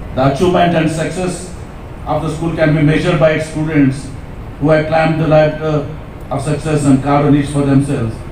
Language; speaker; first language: English; non-native, local second language; Kannada